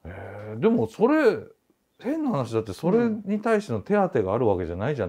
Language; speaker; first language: Japanese; native; Japanese